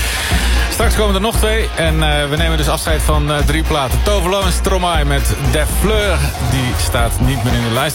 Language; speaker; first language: Dutch; native; Dutch